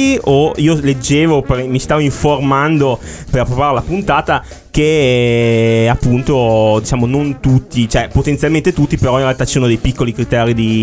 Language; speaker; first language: Italian; native; Italian